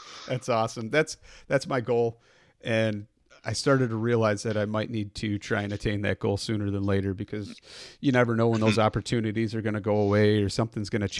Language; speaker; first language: English; native; English